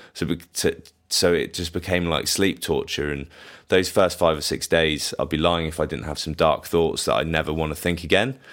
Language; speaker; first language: English; native; English